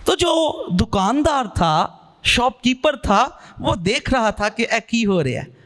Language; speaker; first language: Urdu; non-native, local second language; Punjabi